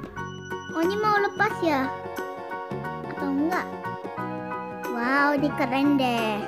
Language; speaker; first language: Indonesian; early bilingual, other home language; Korean